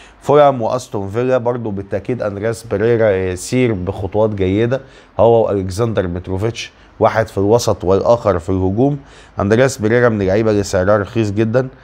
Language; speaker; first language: Arabic; native; Arabic